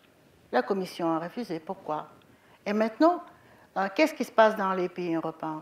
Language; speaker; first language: French; non-native, fluent; Bulgarian